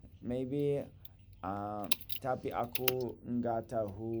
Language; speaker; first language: Indonesian; non-native, learner; English